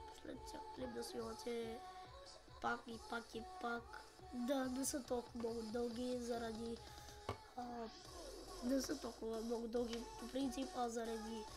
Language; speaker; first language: Bulgarian; non-native, local second language; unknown